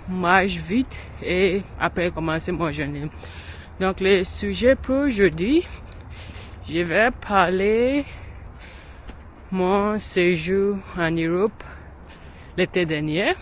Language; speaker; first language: French; non-native, learner; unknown